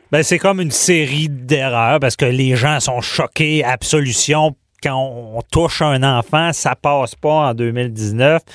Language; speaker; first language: French; native; French